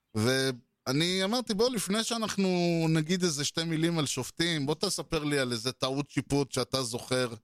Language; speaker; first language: Hebrew; native; Hebrew